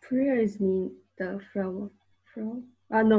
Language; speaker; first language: English; non-native, learner; Japanese